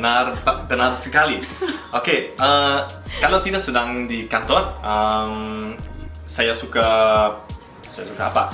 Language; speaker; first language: Indonesian; non-native, learner; German